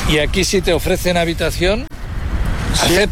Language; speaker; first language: Spanish; native; Spanish